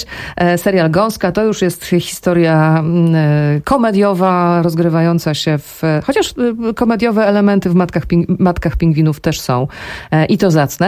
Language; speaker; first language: Polish; native; Polish